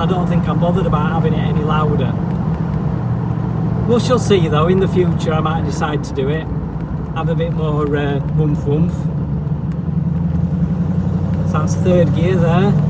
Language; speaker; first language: English; native; English